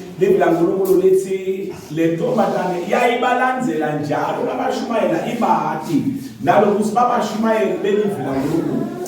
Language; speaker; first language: Zulu; non-native, local second language; Swati